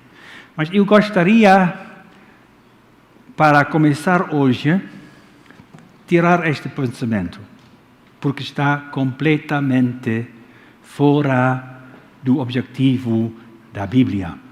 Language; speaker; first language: Portuguese; non-native, fluent; Dutch